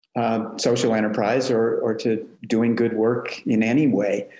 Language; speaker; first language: English; native; English